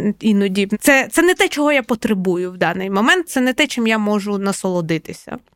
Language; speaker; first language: Ukrainian; non-native, local second language; Russian